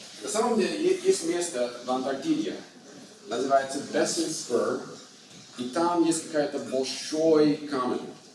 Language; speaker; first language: Russian; non-native, learner; English